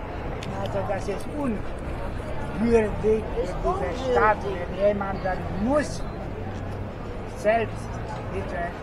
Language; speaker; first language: German; non-native, fluent; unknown